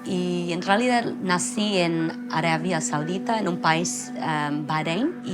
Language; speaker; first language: Spanish; non-native, fluent; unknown